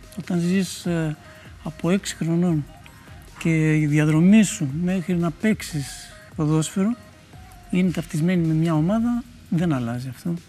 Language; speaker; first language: Greek; early bilingual, other home language; Russian